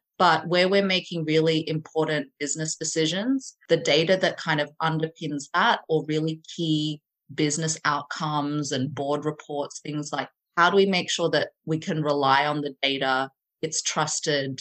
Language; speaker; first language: English; native; English